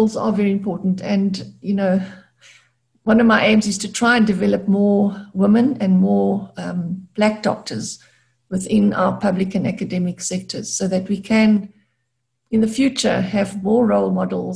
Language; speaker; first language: English; native; English